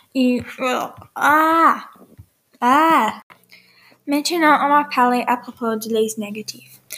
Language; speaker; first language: French; non-native, learner; English